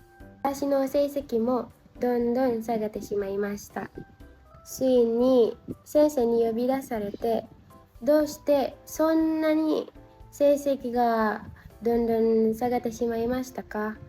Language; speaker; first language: Japanese; non-native, learner; Indonesian